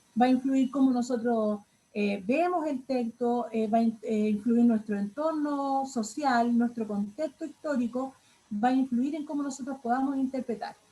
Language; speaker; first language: Spanish; native; Spanish